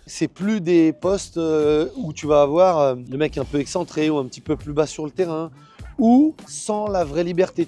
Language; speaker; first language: French; native; French